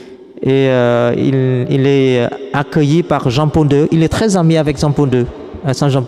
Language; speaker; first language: French; non-native, fluent; Vietnamese